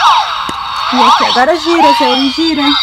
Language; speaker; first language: Portuguese; native; Portuguese